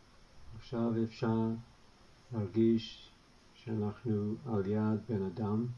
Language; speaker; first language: Hebrew; non-native, fluent; English